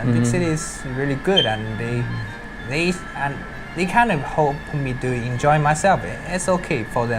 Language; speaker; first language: English; non-native, learner; Chinese